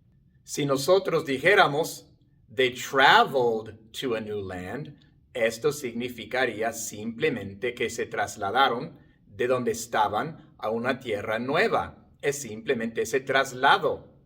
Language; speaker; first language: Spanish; non-native, fluent; English